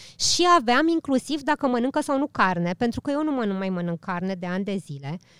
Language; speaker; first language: Romanian; early bilingual, heritage; Romanian